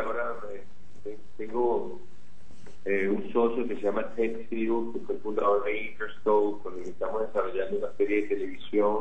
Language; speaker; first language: Spanish; native; Spanish